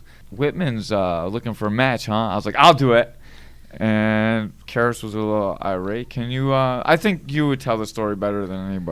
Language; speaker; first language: English; native; English